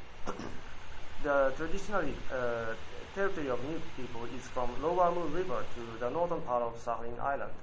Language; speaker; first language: English; non-native, learner; Japanese